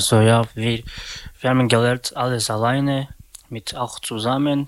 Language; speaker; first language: German; non-native, learner; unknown